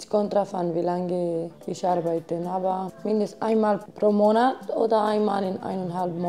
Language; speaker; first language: German; non-native, learner; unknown